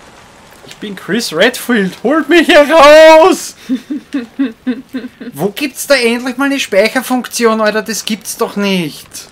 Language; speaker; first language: German; native; German